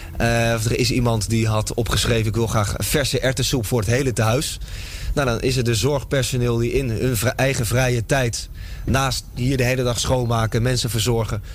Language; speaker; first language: Dutch; native; Dutch